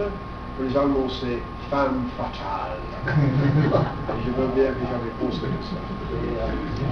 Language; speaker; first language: French; non-native, fluent; English